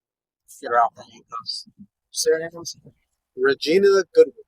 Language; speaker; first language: English; native; English